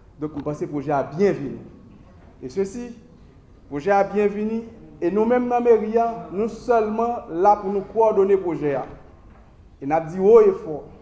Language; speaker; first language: Haitian Creole; native; Haitian Creole